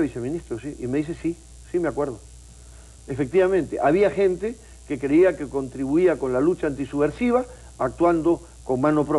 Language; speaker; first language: Spanish; native; Spanish